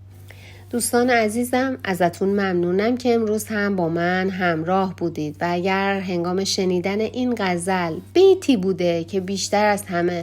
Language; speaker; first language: Persian; native; Persian